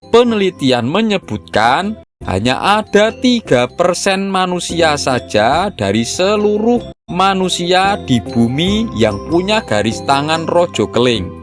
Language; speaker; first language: Indonesian; non-native, local second language; Javanese